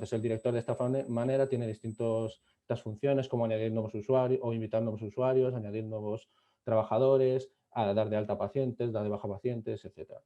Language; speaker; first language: Spanish; native; Spanish